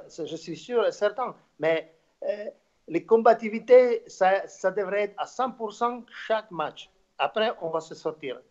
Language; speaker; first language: French; non-native, fluent; Slovak